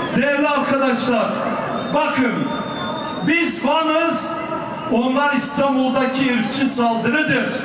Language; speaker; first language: Turkish; non-native, local second language; Kurdish